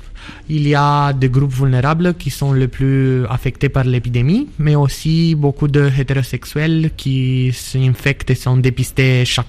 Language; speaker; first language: French; non-native, learner; Romanian